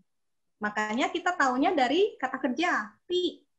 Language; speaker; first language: Indonesian; native; Indonesian